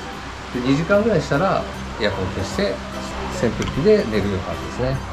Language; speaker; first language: Japanese; native; Japanese